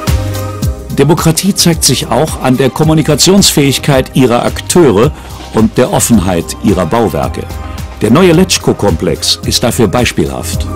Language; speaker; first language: German; native; German